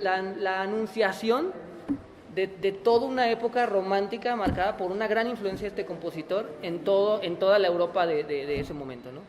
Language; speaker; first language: Spanish; native; Spanish